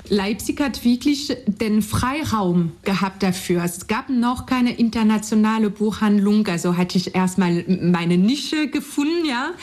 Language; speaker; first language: German; non-native, fluent; French